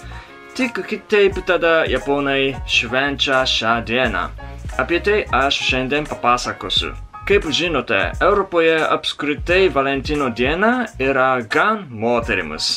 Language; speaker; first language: Lithuanian; non-native, learner; Japanese